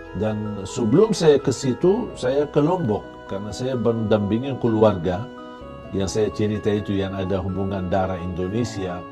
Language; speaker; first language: Indonesian; non-native, fluent; Arabic